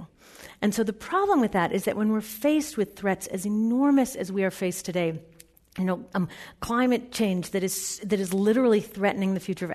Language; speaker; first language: English; native; English